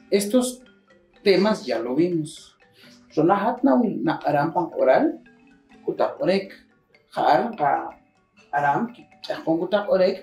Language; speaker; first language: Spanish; non-native, local second language; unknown